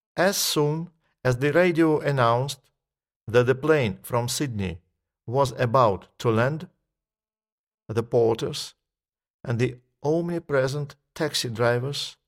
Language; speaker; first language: English; non-native, fluent; Russian